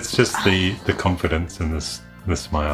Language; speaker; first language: English; native; English